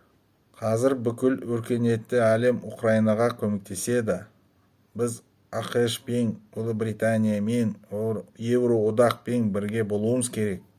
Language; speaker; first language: Kazakh; non-native, local second language; Russian